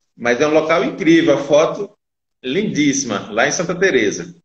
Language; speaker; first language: Portuguese; native; Portuguese